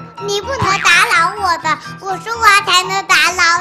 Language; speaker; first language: Chinese; native; Chinese